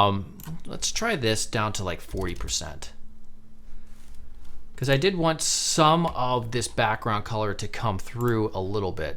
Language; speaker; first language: English; native; English